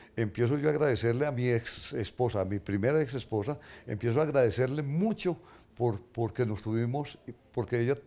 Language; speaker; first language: Spanish; native; Spanish